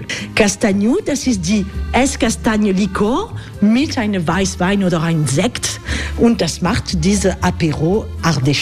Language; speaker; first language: German; non-native, learner; French